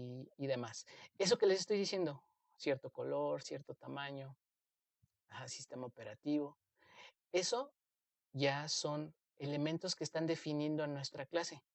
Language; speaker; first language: Spanish; native; Spanish